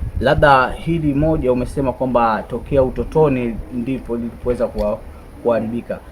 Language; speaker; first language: Swahili; native; Swahili